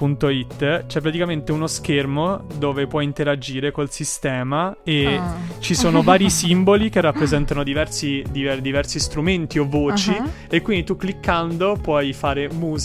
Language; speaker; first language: Italian; native; Italian